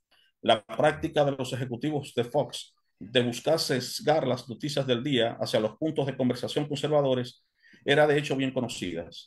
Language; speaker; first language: Spanish; native; Spanish